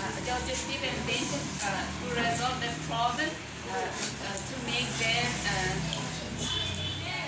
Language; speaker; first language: English; non-native, learner; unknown